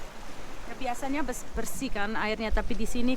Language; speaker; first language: Indonesian; early bilingual, heritage; Indonesian